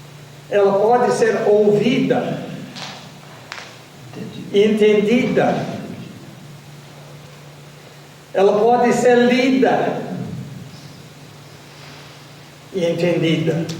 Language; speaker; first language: Portuguese; non-native, fluent; English